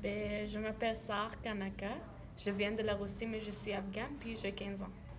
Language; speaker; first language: French; non-native, learner; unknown